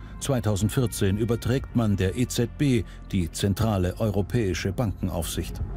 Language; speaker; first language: German; native; German